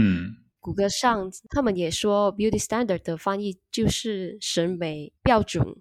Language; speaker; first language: Chinese; non-native, learner; Indonesian